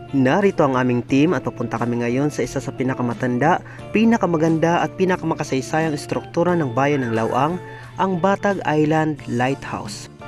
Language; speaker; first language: Filipino; non-native, local second language; Waray